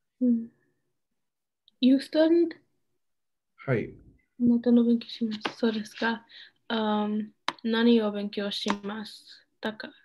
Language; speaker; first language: Japanese; non-native, learner; English